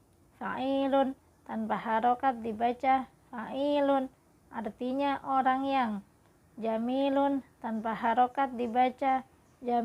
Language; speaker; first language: Indonesian; native; Indonesian